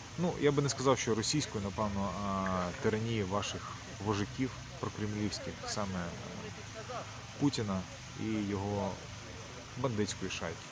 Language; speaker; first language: Ukrainian; native; Ukrainian